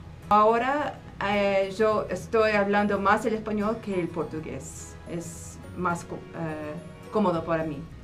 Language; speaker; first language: Spanish; non-native, fluent; English